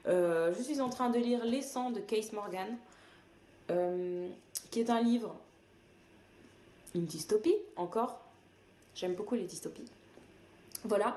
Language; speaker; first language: French; native; French